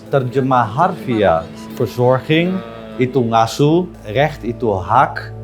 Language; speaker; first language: Indonesian; non-native, learner; Dutch